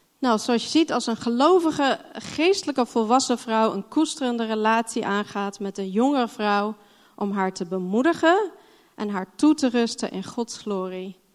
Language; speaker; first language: Dutch; non-native, fluent; English